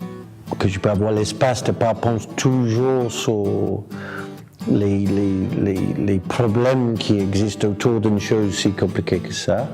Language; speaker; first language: French; non-native, fluent; English